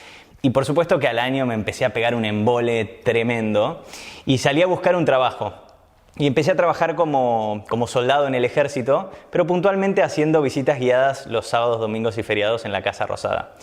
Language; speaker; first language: Spanish; native; Spanish